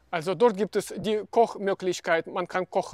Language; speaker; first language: German; non-native, fluent; Russian